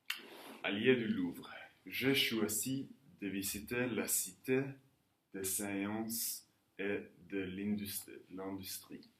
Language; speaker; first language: French; non-native, learner; Norwegian